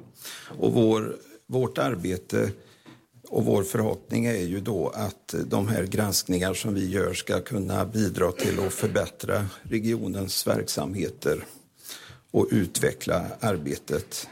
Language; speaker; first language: Swedish; native; Swedish